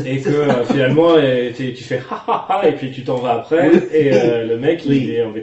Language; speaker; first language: French; native; French